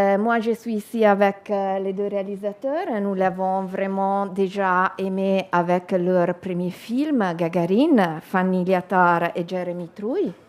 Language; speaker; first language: French; non-native, learner; Italian